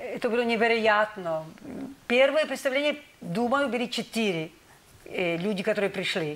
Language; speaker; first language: Russian; non-native, learner; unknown